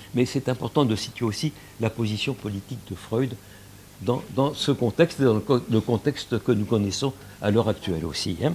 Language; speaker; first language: French; early bilingual, other home language; Yiddish